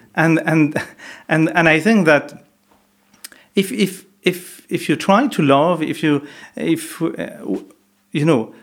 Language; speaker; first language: English; non-native, fluent; French